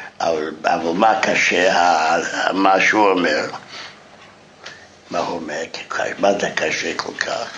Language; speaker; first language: Hebrew; non-native, fluent; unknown